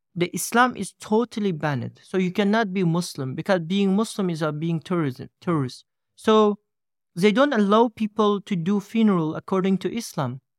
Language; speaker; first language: English; non-native, fluent; Uyghur